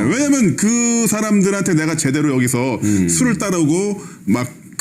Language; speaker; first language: Korean; native; Korean